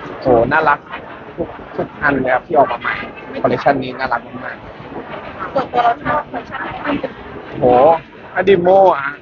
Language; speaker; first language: Thai; native; Thai